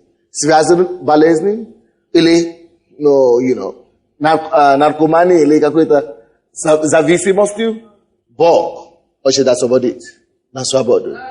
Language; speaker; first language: Russian; non-native, fluent; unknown